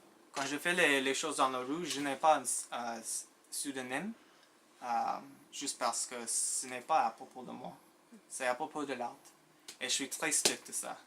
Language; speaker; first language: French; non-native, local second language; English